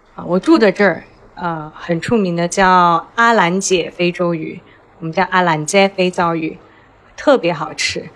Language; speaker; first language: Chinese; native; Chinese